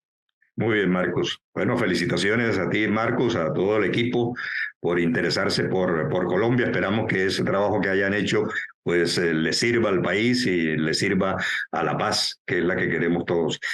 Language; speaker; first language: Spanish; native; Spanish